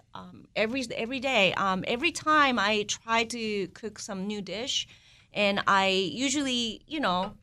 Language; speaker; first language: English; non-native, fluent; Japanese